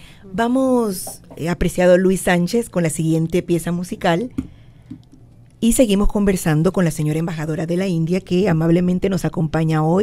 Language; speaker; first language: Spanish; native; Spanish